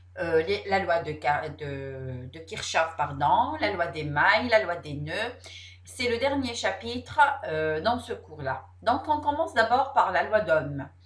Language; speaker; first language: French; non-native, local second language; Arabic